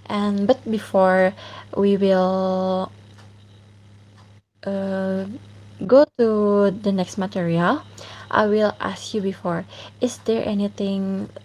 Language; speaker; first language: English; non-native, learner; Indonesian